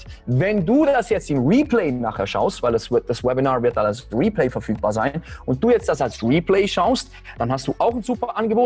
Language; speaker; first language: German; native; German